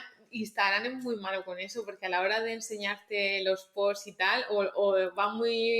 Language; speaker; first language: Spanish; native; Spanish